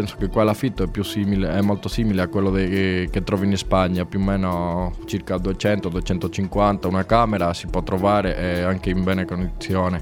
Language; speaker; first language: Italian; non-native, learner; Spanish